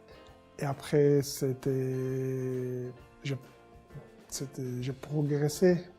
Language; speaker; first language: French; non-native, learner; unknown